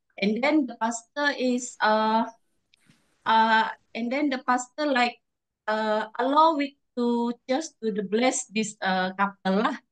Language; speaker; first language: English; non-native, learner; Malay